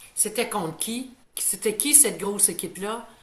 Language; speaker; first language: French; native; French